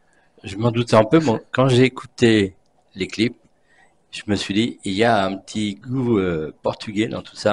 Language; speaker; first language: French; native; French